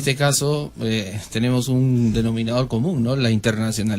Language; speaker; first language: Spanish; native; Spanish